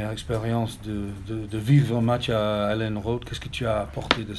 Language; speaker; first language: French; non-native, learner; English